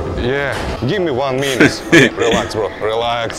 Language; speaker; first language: English; non-native, learner; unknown